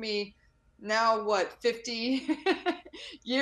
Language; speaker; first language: English; native; English